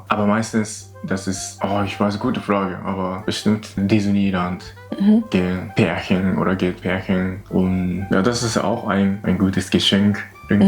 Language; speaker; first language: German; non-native, learner; Japanese